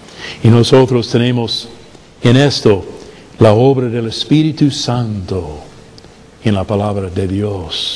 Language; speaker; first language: Spanish; non-native, fluent; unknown